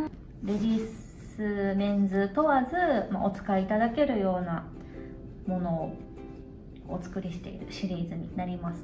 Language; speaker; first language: Japanese; native; Japanese